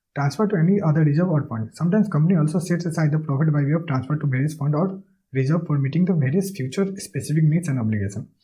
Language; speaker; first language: English; non-native, local second language; Nepali